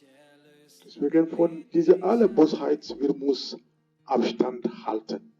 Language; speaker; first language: German; non-native, learner; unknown